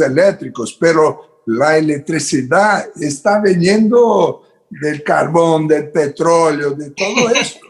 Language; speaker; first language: Spanish; non-native, fluent; Portuguese